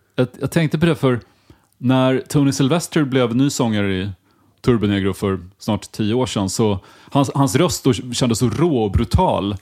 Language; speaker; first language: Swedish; native; Swedish